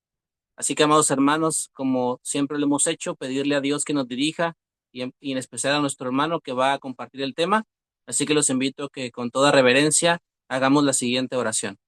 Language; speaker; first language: Spanish; native; Spanish